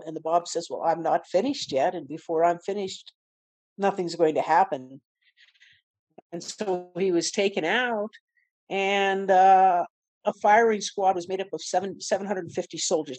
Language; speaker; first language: English; native; English